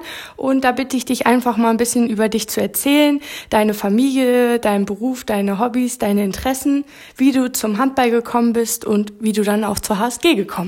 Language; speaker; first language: German; native; German